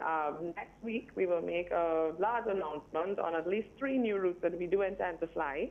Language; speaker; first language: English; native; English